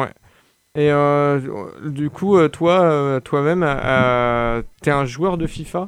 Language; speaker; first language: French; native; French